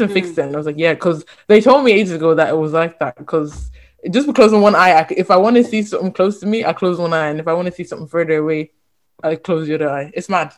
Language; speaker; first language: English; native; English